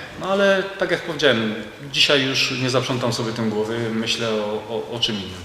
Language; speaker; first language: Polish; native; Polish